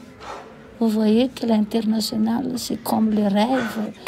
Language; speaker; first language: French; non-native, local second language; Malagasy